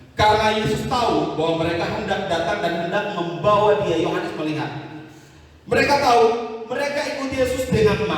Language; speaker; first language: Indonesian; native; Indonesian